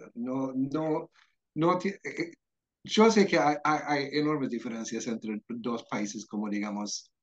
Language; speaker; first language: Spanish; non-native, fluent; Swedish